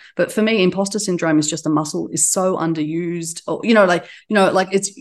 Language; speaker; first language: English; native; English